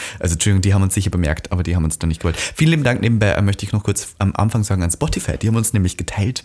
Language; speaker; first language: German; native; German